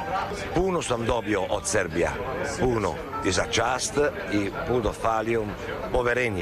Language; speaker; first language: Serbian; non-native, learner; Italian